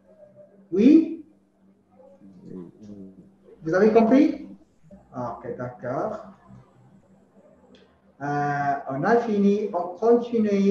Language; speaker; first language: French; non-native, fluent; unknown